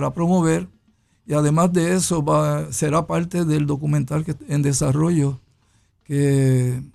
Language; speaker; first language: Spanish; native; Spanish